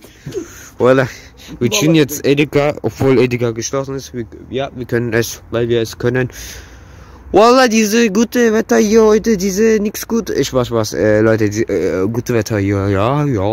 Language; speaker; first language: German; early bilingual, other home language; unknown